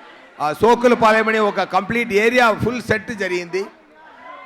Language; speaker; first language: Telugu; non-native, learner; Tamil